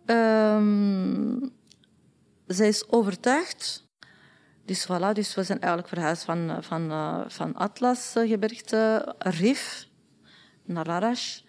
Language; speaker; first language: Dutch; non-native, learner; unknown